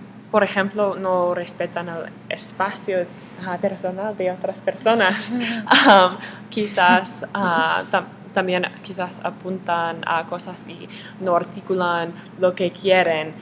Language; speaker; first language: Spanish; non-native, learner; English